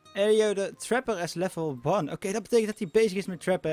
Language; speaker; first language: Dutch; native; Dutch